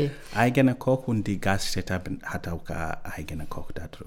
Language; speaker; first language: German; non-native, learner; Swahili